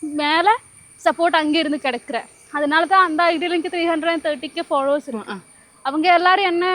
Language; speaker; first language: Tamil; non-native, learner; Malayalam